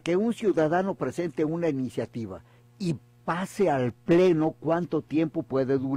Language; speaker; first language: Spanish; native; Spanish